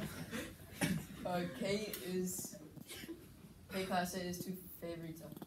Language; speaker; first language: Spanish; non-native, learner; English